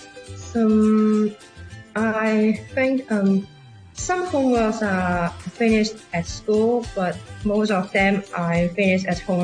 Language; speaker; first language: English; non-native, local second language; Cantonese